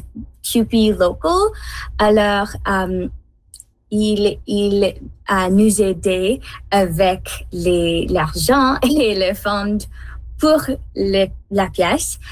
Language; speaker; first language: French; non-native, learner; English